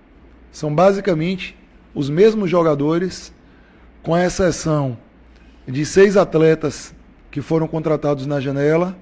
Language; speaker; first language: Portuguese; native; Portuguese